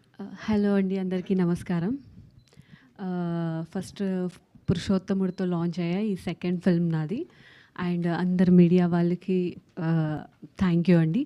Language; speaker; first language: Telugu; non-native, learner; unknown